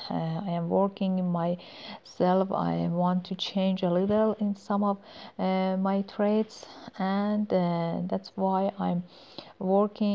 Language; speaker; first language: English; non-native, learner; Persian